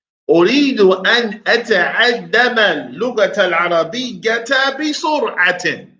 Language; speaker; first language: Arabic; non-native, fluent; English